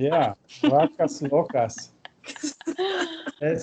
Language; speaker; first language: Spanish; non-native, learner; English